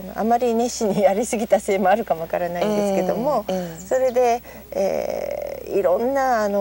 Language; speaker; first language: Japanese; native; Japanese